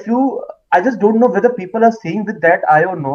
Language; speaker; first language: English; non-native, local second language; Hindi